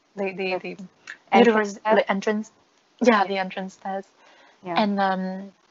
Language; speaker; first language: English; non-native, fluent; Vietnamese